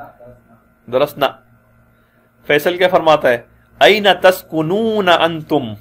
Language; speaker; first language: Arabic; non-native, fluent; Urdu